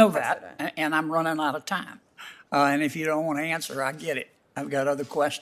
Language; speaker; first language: English; native; English